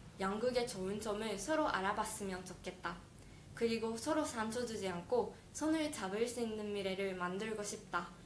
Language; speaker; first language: Korean; non-native, fluent; Japanese